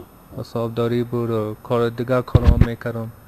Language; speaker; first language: Persian; early bilingual, heritage; Persian